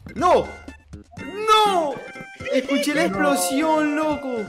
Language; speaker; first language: Spanish; native; Spanish